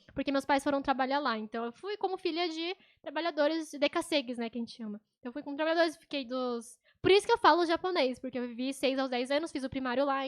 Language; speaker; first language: Portuguese; native; Portuguese